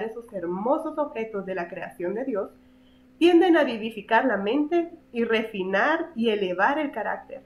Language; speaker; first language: Spanish; native; Spanish